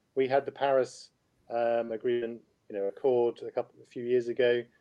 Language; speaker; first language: English; native; English